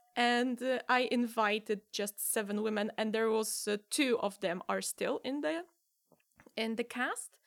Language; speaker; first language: English; non-native, fluent; Polish